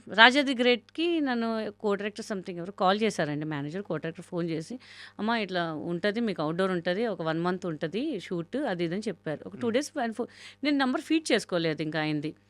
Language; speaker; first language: Telugu; non-native, local second language; Hindi